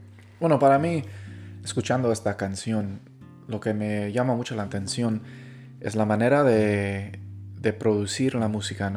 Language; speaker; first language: Spanish; early bilingual, heritage; Spanish